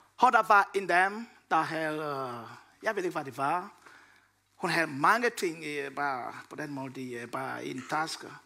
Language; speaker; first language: Danish; non-native, fluent; Lingala